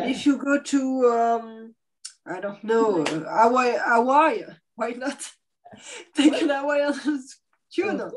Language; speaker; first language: English; non-native, fluent; French